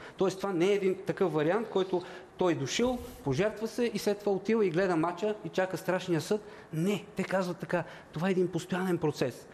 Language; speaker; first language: Bulgarian; native; Bulgarian